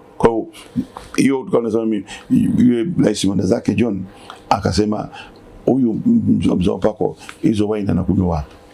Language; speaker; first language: Swahili; native; Swahili